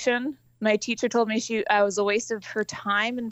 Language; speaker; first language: English; native; English